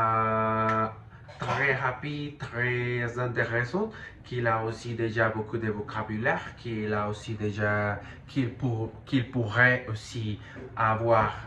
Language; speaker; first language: French; non-native, learner; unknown